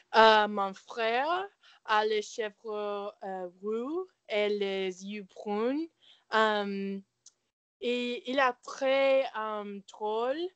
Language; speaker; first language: French; non-native, learner; English